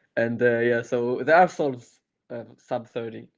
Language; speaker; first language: English; non-native, fluent; Hebrew